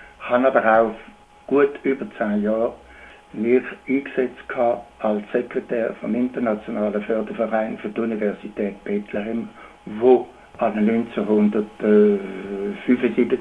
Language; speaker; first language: German; native; German